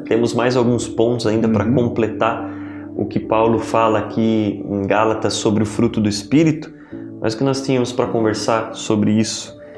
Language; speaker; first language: Portuguese; native; Portuguese